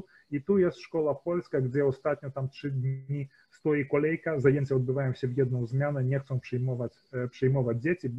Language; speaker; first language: Polish; early bilingual, heritage; Polish